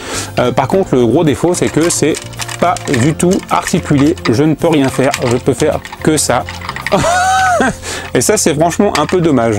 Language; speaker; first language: French; native; French